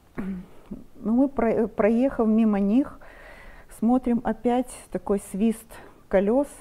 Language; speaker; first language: Russian; non-native, local second language; Romanian